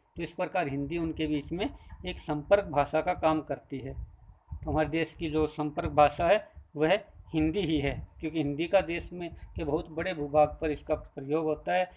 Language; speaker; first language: Hindi; native; Hindi